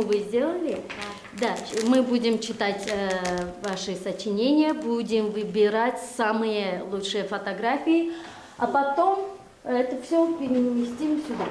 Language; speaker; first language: Russian; non-native, fluent; Armenian